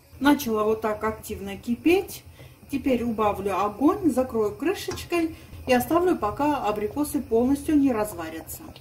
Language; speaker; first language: Russian; non-native, local second language; Armenian